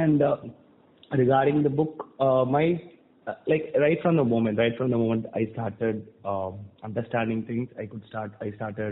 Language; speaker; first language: English; non-native, local second language; Tamil